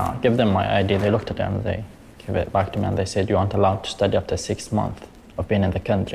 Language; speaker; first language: English; non-native, learner; Arabic